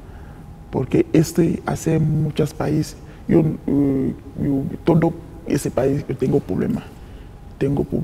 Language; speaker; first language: Spanish; non-native, learner; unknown